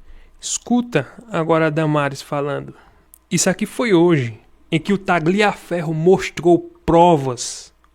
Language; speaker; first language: Portuguese; native; Portuguese